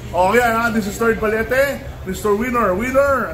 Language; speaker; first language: English; non-native, local second language; Filipino